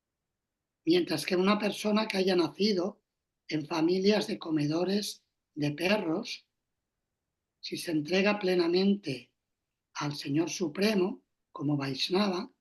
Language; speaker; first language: Spanish; native; Spanish